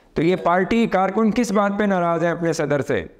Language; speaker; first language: Urdu; native; Urdu